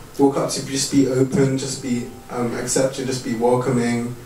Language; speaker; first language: English; non-native, fluent; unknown